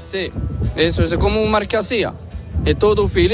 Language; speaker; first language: Spanish; non-native, learner; Arabic